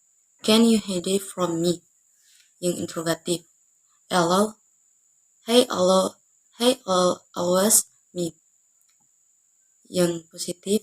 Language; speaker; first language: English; non-native, learner; Indonesian